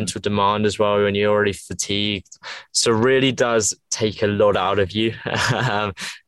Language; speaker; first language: English; native; English